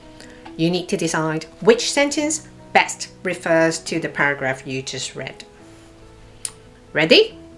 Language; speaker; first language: English; non-native, fluent; Cantonese